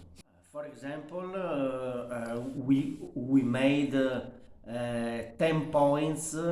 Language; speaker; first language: English; non-native, learner; Italian